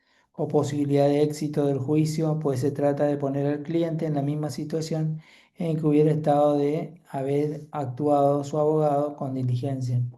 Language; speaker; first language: Spanish; native; Spanish